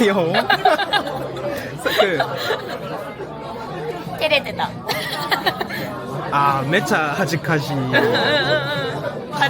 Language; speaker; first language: Japanese; non-native, learner; Korean